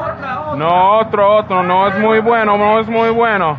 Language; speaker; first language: Spanish; non-native, learner; English